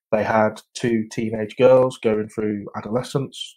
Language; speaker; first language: English; native; English